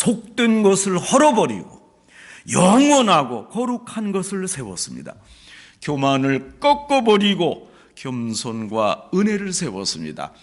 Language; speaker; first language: Korean; native; Korean